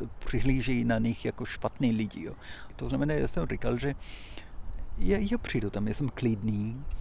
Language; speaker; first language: Czech; non-native, fluent; Hindi